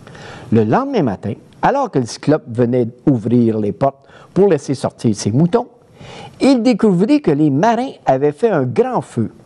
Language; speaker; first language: French; native; French